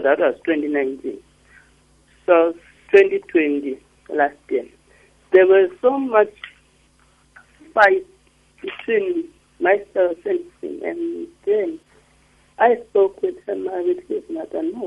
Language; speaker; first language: English; non-native, local second language; Xhosa